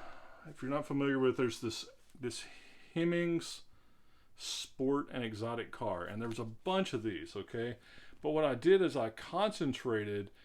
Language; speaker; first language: English; native; English